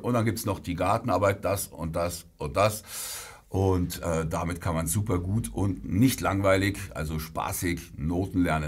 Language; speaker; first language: German; native; German